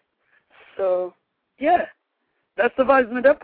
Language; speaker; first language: English; native; English